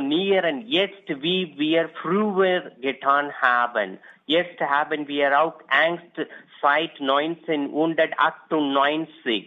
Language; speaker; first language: German; non-native, learner; Tamil